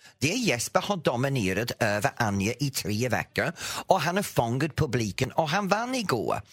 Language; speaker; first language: Swedish; non-native, fluent; English